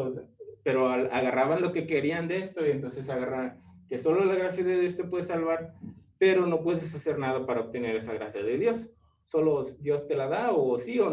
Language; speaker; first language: Spanish; early bilingual, other home language; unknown